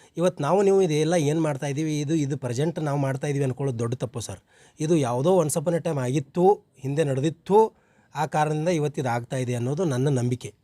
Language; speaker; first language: Kannada; native; Kannada